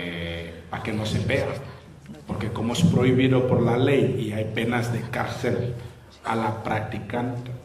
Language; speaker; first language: Spanish; non-native, fluent; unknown